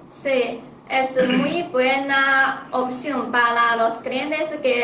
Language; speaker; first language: Spanish; non-native, learner; Chinese